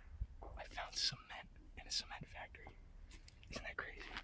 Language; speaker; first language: English; native; English